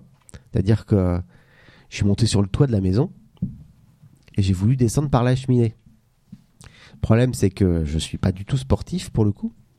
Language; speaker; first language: French; native; French